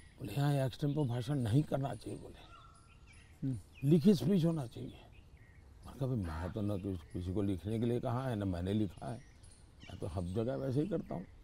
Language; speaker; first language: Hindi; non-native, local second language; Gujarati